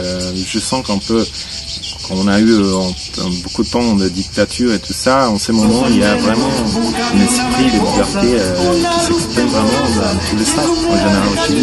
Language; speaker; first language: French; non-native, fluent; Spanish